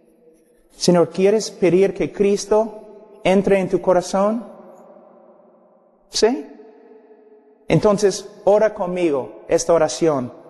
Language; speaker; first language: Spanish; non-native, fluent; English